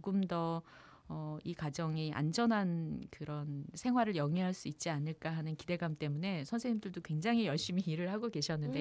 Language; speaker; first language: Korean; native; Korean